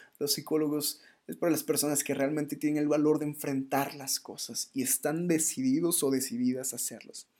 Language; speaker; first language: Spanish; native; Spanish